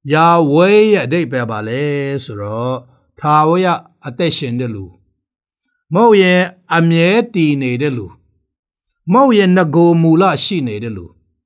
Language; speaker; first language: Burmese; non-native, local second language; Tedim Chin